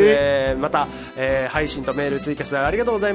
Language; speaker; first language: Japanese; native; Japanese